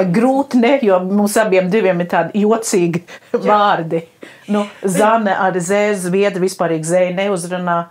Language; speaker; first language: Latvian; early bilingual, heritage; Latvian